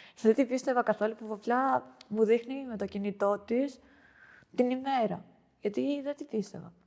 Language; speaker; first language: Greek; early bilingual, other home language; Albanian